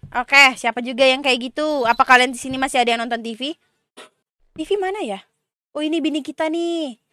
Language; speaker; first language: Indonesian; non-native, local second language; Minangkabau